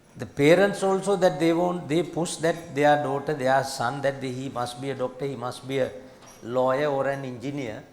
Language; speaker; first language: English; non-native, local second language; Sinhala